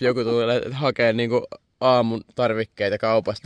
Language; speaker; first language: Finnish; native; Finnish